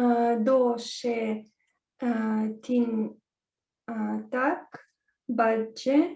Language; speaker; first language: Hindi; non-native, learner; Russian